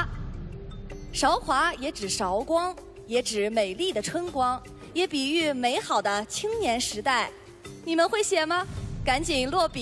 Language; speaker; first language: Chinese; native; Chinese